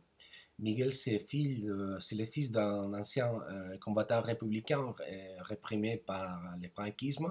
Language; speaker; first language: French; non-native, fluent; Spanish